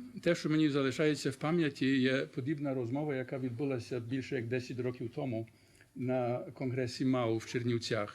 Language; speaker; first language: Ukrainian; early bilingual, heritage; Ukrainian